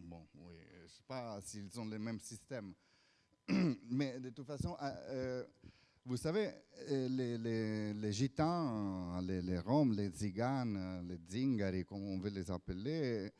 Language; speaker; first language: French; non-native, fluent; Italian